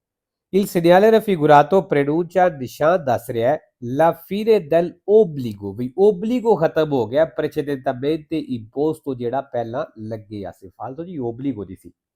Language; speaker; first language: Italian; non-native, fluent; Punjabi